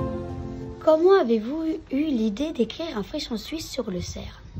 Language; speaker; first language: French; native; French